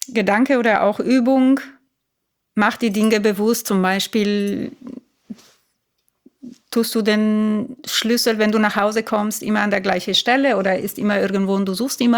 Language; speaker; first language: German; non-native, fluent; Italian